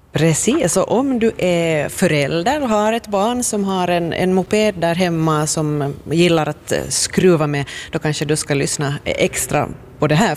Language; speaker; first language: Swedish; native; Swedish